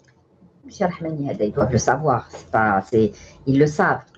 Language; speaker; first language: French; non-native, local second language; Arabic